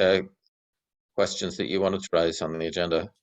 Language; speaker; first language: English; native; English